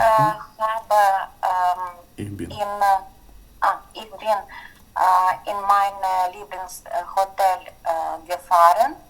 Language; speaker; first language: German; non-native, learner; Ukrainian